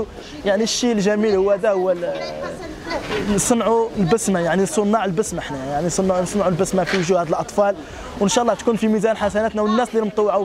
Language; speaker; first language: Arabic; native; Arabic